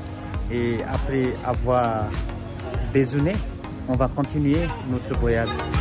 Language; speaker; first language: French; non-native, learner; Nepali